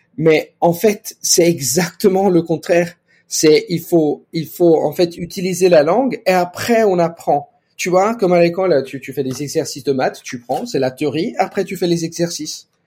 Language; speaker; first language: French; non-native, fluent; Italian